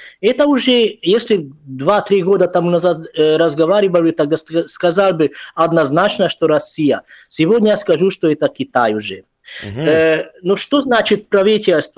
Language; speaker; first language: Russian; non-native, fluent; Hungarian